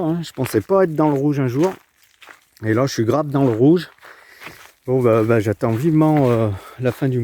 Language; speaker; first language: French; native; French